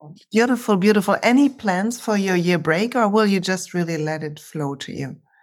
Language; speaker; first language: English; non-native, fluent; German